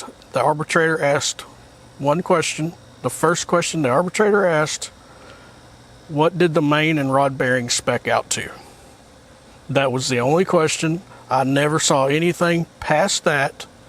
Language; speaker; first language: English; native; English